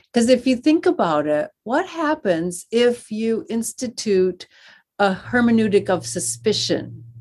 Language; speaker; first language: English; native; English